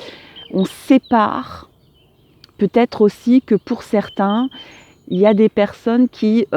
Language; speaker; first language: French; native; French